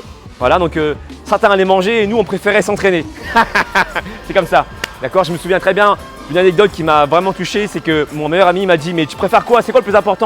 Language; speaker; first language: French; native; French